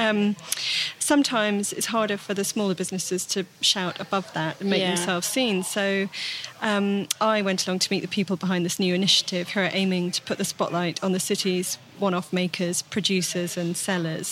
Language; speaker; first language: English; native; English